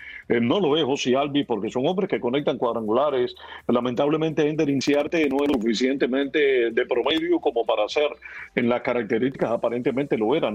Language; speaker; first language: Spanish; native; Spanish